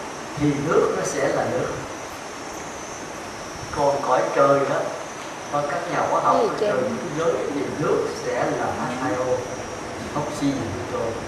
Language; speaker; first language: Vietnamese; native; Vietnamese